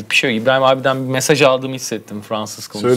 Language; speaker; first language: Turkish; native; Turkish